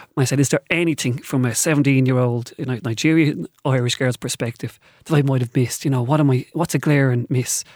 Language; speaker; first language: English; native; English